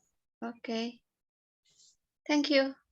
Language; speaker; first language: English; non-native, learner; Indonesian